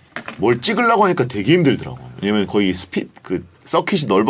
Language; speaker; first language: Korean; native; Korean